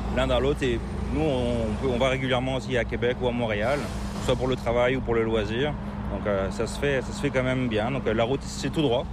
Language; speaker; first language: French; native; French